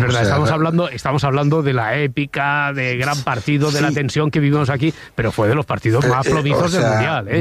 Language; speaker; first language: Spanish; native; Spanish